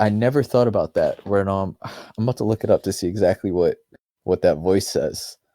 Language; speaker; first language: English; native; English